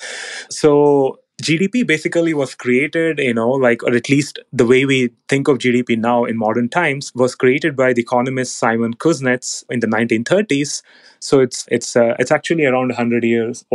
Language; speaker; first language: English; non-native, local second language; Telugu